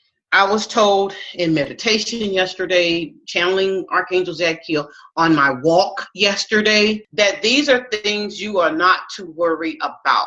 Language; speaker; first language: English; native; English